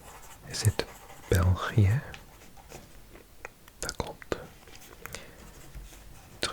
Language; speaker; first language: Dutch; non-native, learner; English